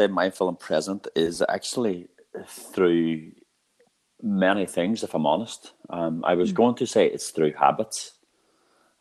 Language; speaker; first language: English; native; English